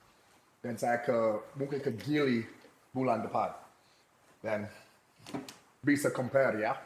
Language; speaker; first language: Indonesian; non-native, fluent; English